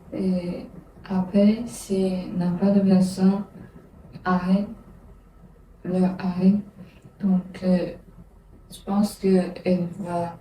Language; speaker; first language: French; non-native, learner; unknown